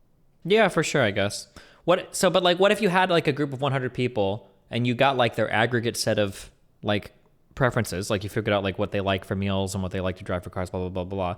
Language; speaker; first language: English; native; English